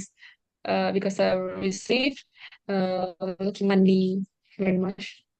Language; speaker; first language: English; non-native, learner; Vietnamese